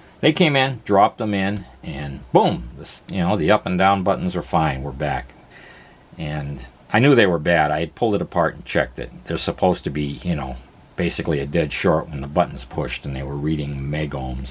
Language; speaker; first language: English; native; English